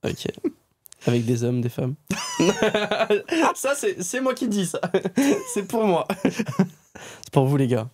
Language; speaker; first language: French; native; French